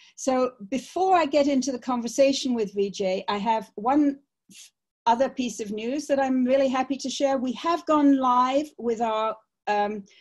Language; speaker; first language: English; native; English